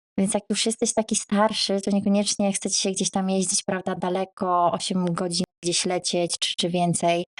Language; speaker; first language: Polish; native; Polish